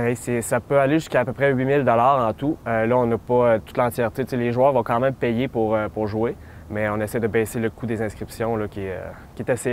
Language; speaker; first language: French; native; French